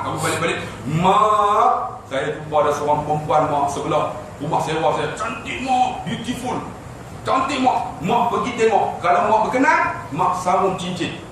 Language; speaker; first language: Malay; native; Malay